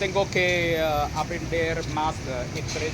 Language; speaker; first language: Spanish; non-native, learner; Vietnamese